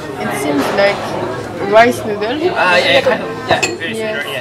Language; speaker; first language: English; non-native, learner; French